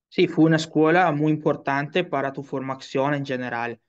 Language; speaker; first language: Spanish; non-native, learner; Italian